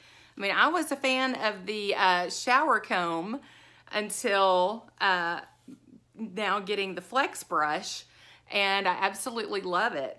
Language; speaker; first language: English; native; English